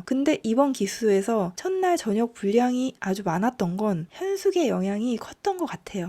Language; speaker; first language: Korean; native; Korean